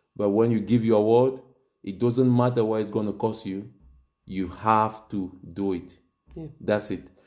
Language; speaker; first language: English; non-native, local second language; French